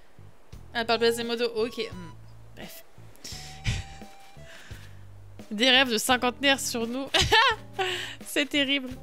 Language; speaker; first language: French; native; French